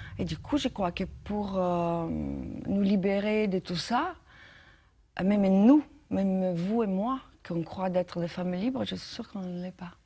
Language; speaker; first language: French; non-native, fluent; Italian